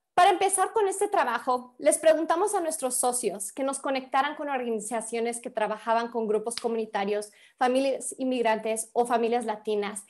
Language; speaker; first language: Spanish; early bilingual, heritage; Spanish